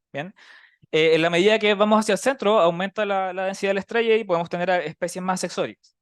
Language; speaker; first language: Spanish; native; Spanish